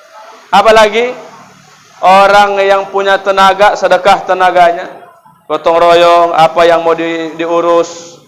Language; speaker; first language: Indonesian; native; Indonesian